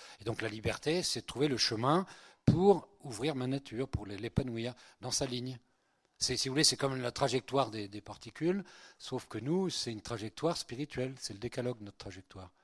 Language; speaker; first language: French; early bilingual, other home language; Spanish